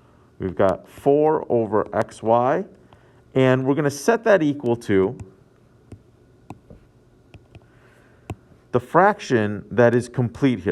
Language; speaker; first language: English; native; English